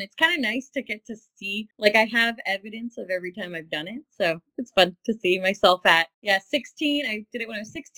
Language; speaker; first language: English; native; English